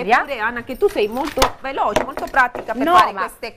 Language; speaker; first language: Italian; non-native, fluent; Spanish